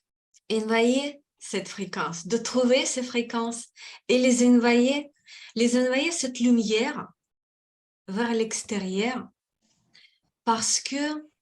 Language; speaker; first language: French; non-native, fluent; Russian